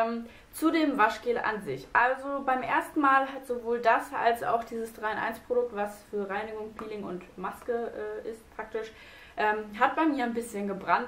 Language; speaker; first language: German; native; German